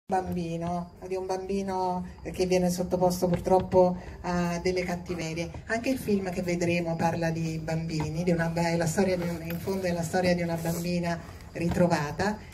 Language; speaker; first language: Italian; native; Italian